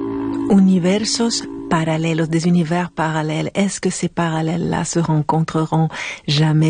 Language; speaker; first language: French; native; French